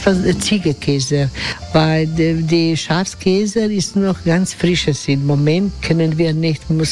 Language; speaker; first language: German; non-native, learner; Croatian